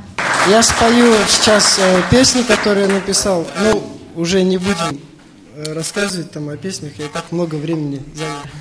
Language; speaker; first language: Czech; non-native, learner; Russian